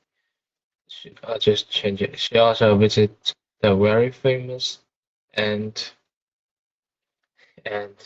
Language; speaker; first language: English; non-native, fluent; Chinese